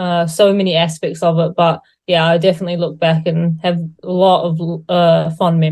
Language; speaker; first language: English; native; English